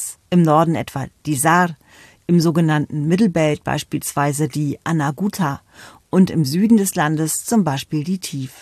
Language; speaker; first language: German; native; German